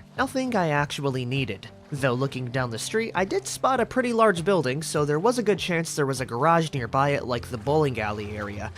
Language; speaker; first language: English; native; English